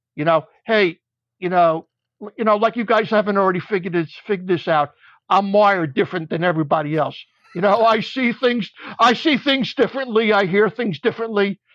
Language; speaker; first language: English; native; English